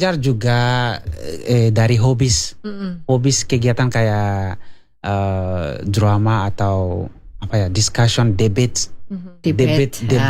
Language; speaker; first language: Indonesian; non-native, learner; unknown